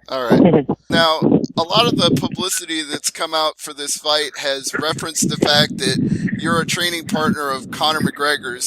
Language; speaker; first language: English; native; English